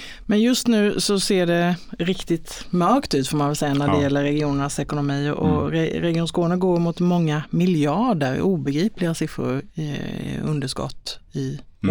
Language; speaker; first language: Swedish; native; Swedish